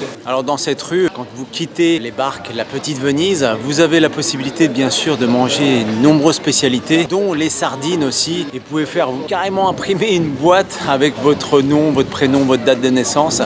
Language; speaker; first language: French; native; French